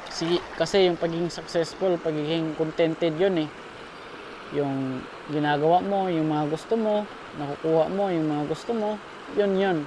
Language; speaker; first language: Filipino; non-native, local second language; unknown